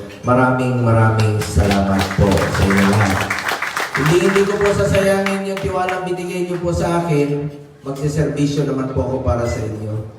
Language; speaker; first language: Filipino; non-native, local second language; Cebuano